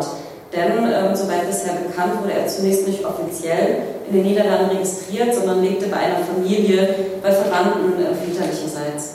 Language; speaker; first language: German; native; German